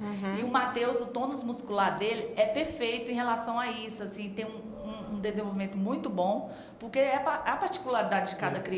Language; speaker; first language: Portuguese; native; Portuguese